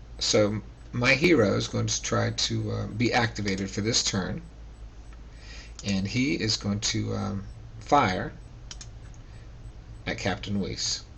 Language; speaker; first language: English; native; English